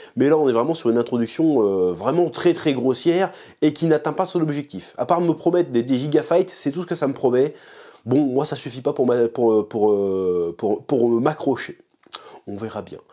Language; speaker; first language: French; native; French